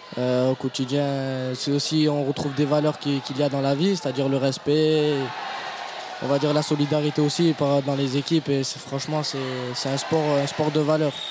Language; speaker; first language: French; native; French